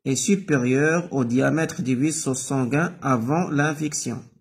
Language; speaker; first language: French; non-native, local second language; Arabic